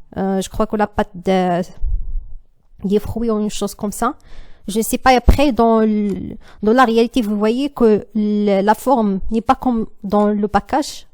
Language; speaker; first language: French; non-native, learner; Arabic